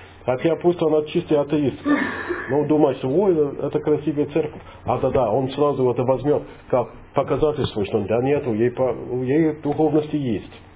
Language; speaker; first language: Russian; non-native, fluent; English